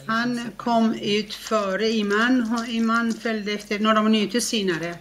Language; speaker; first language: Swedish; non-native, fluent; Arabic